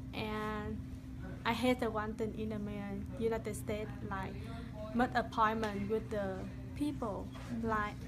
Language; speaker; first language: English; non-native, learner; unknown